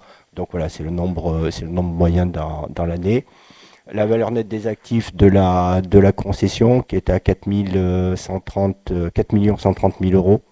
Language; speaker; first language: French; native; French